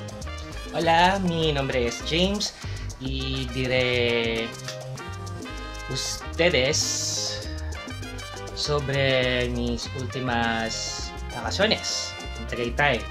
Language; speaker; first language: Spanish; non-native, learner; Filipino